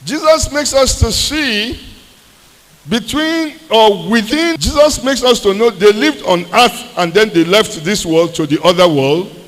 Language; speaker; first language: English; non-native, local second language; Yoruba